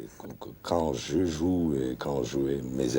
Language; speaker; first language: French; non-native, learner; Russian